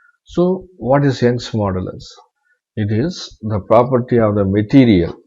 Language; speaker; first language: English; non-native, local second language; Tamil